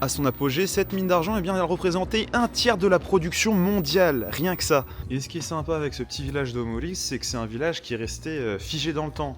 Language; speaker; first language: French; native; French